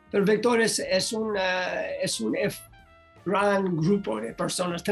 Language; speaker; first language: Spanish; non-native, learner; English